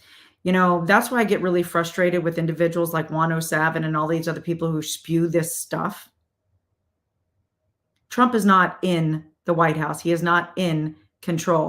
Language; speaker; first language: English; native; English